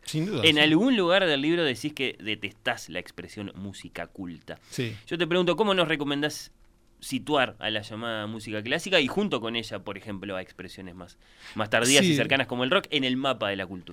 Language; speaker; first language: Spanish; native; Spanish